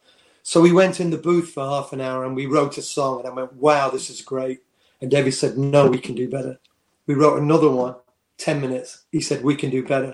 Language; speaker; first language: English; native; English